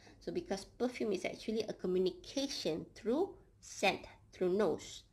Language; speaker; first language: English; non-native, local second language; Malay